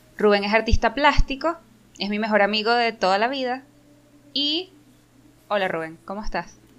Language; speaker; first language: Spanish; native; Spanish